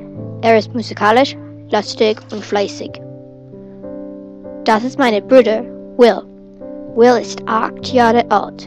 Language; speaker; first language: German; non-native, learner; English